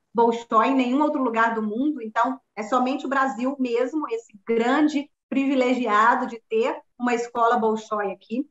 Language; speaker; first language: Portuguese; native; Portuguese